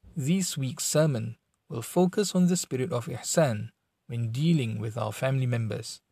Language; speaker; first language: English; non-native, local second language; Malay